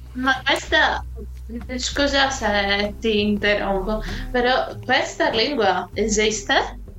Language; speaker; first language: Italian; non-native, fluent; Greek